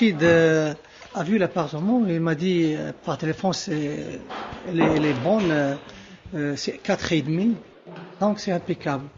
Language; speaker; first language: French; non-native, local second language; Arabic